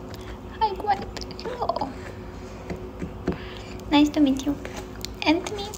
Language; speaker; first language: English; non-native, learner; Ukrainian